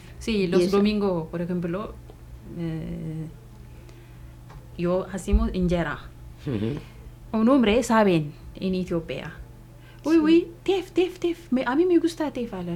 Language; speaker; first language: Spanish; non-native, learner; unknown